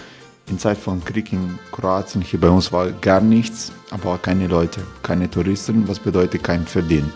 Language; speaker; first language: German; non-native, learner; Croatian